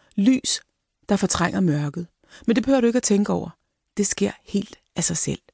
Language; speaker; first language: Danish; native; Danish